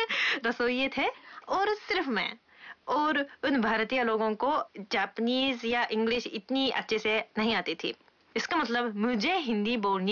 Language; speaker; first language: Hindi; non-native, fluent; Japanese